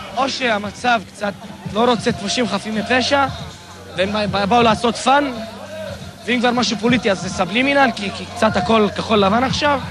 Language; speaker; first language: Hebrew; non-native, local second language; Arabic